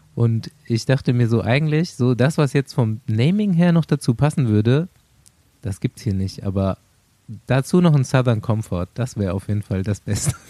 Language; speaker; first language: German; native; German